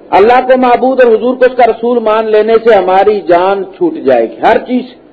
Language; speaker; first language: Urdu; non-native, local second language; Punjabi